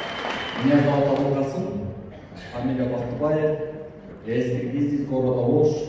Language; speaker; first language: Russian; non-native, local second language; Kyrgyz